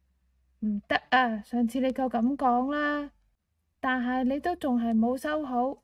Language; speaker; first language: Cantonese; native; Cantonese